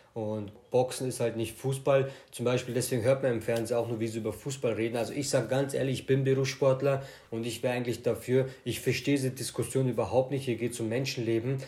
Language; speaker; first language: German; native; German